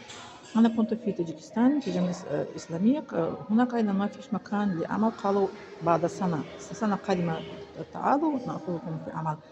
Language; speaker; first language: Arabic; non-native, fluent; Tajik